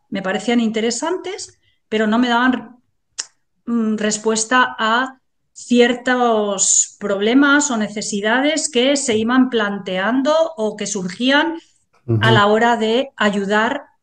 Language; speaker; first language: Spanish; native; Spanish